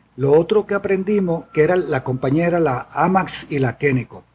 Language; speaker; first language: Spanish; native; Spanish